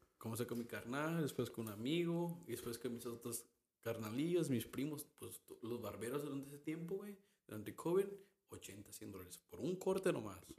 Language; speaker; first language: Spanish; early bilingual, heritage; Spanish